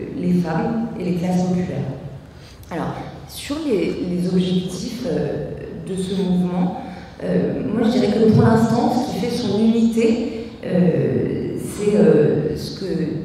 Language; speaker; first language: French; native; French